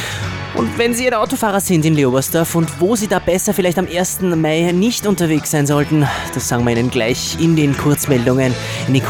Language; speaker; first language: German; native; German